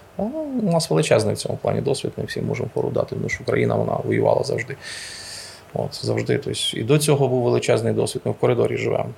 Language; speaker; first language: Ukrainian; native; Ukrainian